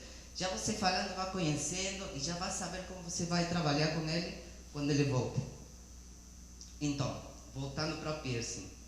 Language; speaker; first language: Portuguese; non-native, learner; Spanish